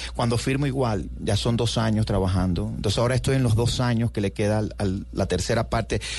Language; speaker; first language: Spanish; native; Spanish